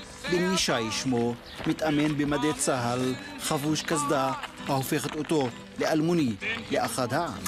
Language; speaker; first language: Hebrew; native; Hebrew